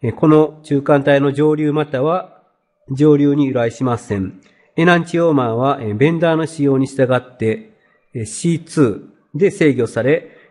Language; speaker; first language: Japanese; native; Japanese